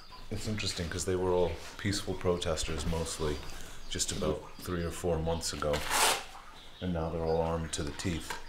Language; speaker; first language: English; native; English